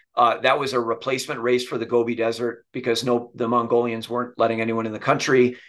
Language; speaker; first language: English; native; English